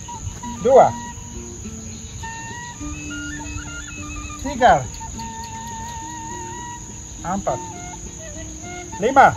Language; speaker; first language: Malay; non-native, learner; Dutch